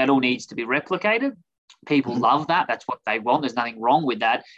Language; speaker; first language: English; native; English